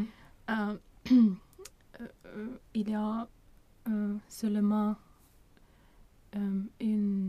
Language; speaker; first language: French; non-native, learner; Swedish